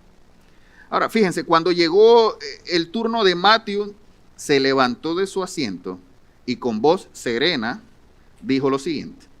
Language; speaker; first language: Spanish; native; Spanish